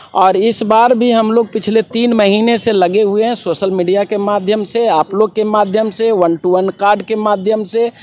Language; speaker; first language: Hindi; native; Hindi